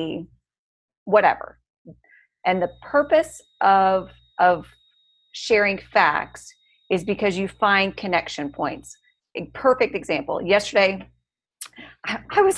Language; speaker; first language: English; native; English